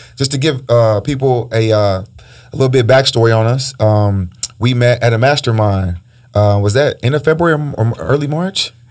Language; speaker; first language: English; early bilingual, other home language; Spanish